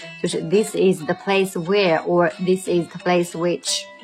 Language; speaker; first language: English; non-native, fluent; Chinese